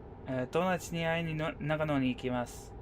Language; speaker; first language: Japanese; non-native, learner; English